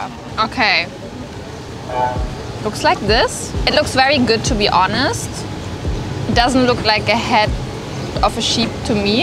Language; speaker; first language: English; non-native, fluent; German